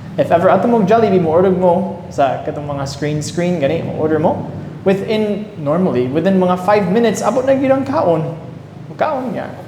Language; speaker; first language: Cebuano; early bilingual, heritage; Cebuano